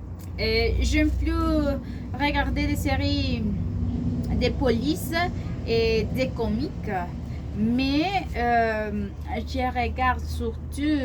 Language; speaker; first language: French; non-native, learner; Spanish